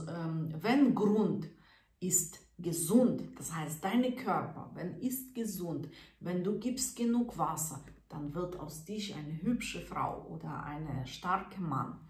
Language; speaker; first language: German; non-native, fluent; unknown